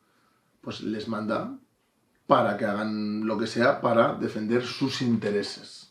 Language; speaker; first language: Spanish; native; Spanish